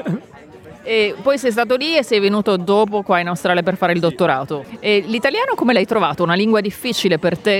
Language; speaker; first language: Italian; native; Italian